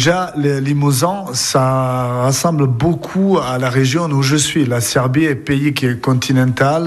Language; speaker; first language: French; non-native, fluent; Serbian